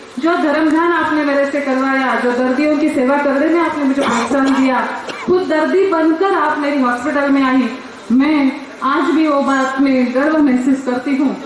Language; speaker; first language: Hindi; non-native, local second language; Marathi